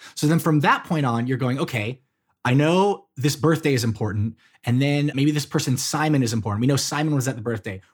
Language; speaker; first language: English; native; English